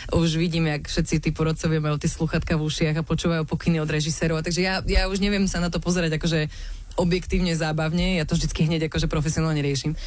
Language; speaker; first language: Slovak; early bilingual, other home language; English